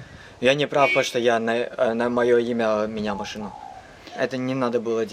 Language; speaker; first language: Russian; non-native, learner; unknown